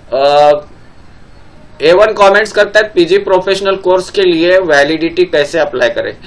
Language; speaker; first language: Hindi; non-native, local second language; Marathi